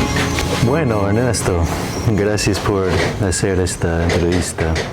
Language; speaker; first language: Spanish; non-native, fluent; English